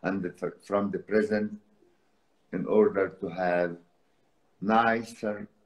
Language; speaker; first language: English; non-native, fluent; Arabic